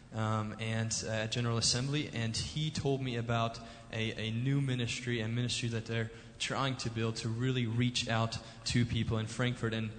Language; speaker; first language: English; early bilingual, other home language; German